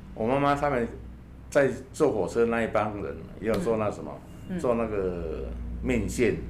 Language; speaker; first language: Chinese; native; Chinese